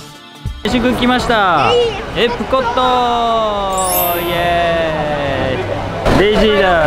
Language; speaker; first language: Japanese; native; Japanese